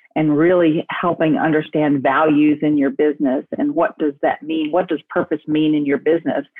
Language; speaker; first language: English; native; English